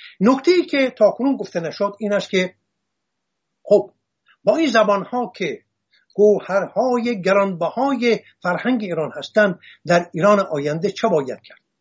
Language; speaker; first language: Persian; non-native, local second language; Assyrian Neo-Aramaic